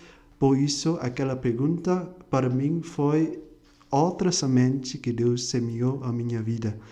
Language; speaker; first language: Portuguese; non-native, fluent; Vietnamese